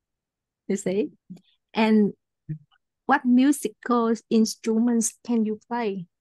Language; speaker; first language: English; non-native, learner; Vietnamese